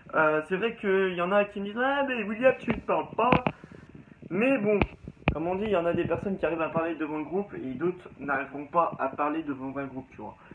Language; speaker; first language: French; native; French